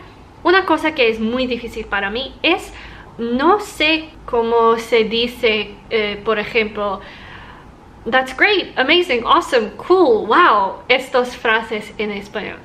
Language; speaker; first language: Spanish; non-native, learner; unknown